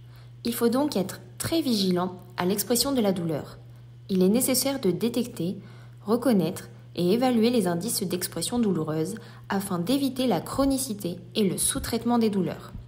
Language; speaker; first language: French; native; French